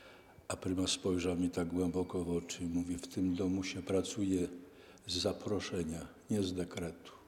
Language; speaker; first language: Polish; native; Polish